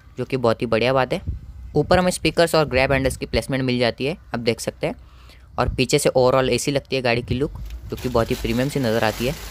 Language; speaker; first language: Hindi; non-native, local second language; Marathi